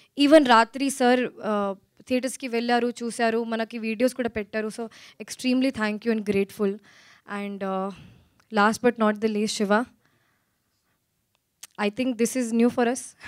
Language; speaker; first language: Telugu; non-native, learner; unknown